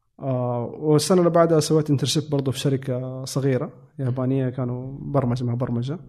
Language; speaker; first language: Arabic; native; Arabic